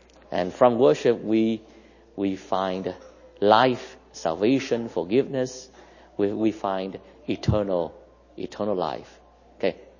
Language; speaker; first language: English; non-native, fluent; Vietnamese